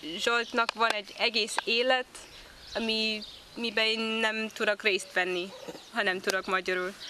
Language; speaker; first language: Hungarian; non-native, learner; English